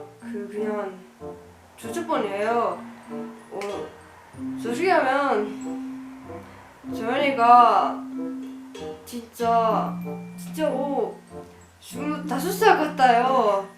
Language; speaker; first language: Korean; non-native, learner; Finnish